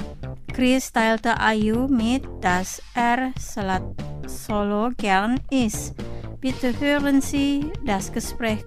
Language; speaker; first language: German; non-native, fluent; Indonesian